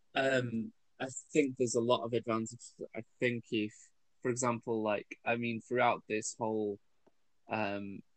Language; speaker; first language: English; native; English